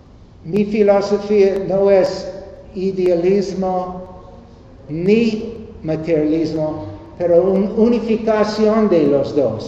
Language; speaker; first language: Spanish; non-native, learner; English